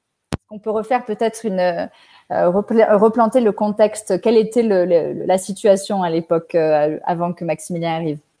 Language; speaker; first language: French; native; French